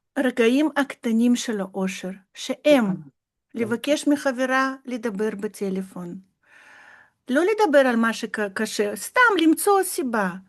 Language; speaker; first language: Hebrew; non-native, fluent; Russian